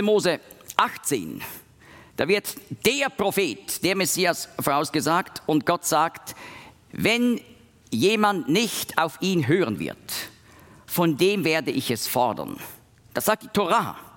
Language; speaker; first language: German; native; German